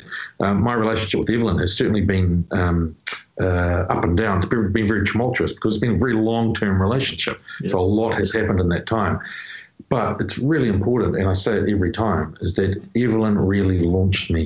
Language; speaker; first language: English; native; English